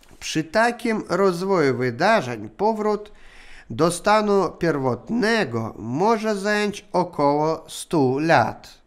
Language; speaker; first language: Polish; non-native, learner; Russian